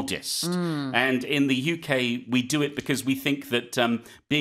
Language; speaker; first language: English; native; English